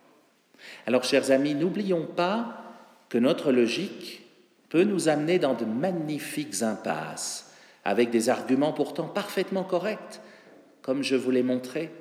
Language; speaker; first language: French; native; French